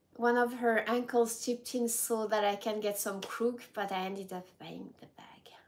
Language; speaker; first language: English; non-native, fluent; French